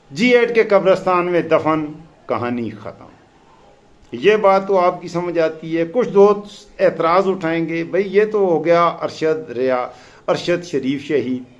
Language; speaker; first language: Urdu; non-native, local second language; Pashto